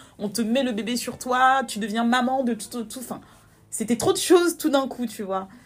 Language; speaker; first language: French; native; French